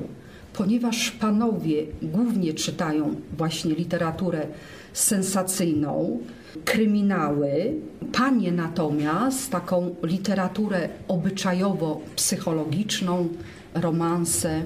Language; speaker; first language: Polish; native; Polish